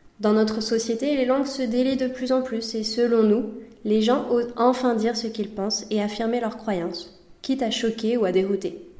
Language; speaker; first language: French; native; French